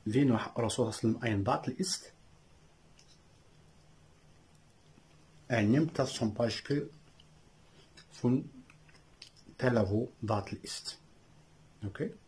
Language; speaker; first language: German; non-native, learner; Arabic